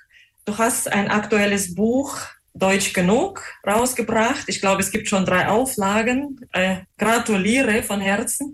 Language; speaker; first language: German; non-native, fluent; Russian